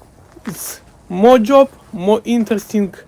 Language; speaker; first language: English; non-native, learner; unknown